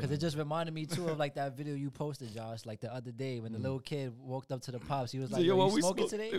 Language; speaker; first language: English; native; English